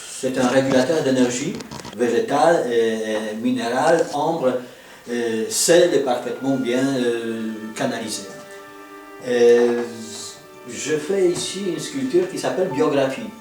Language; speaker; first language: French; non-native, fluent; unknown